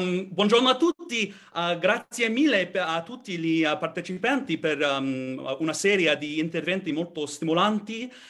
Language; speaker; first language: Italian; non-native, learner; English